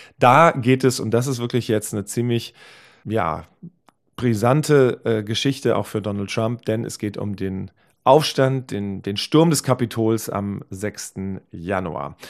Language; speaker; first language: German; native; German